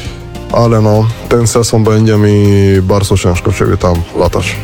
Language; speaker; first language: Polish; non-native, learner; Spanish